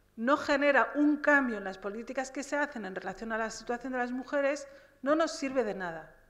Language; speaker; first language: Spanish; early bilingual, other home language; Riffian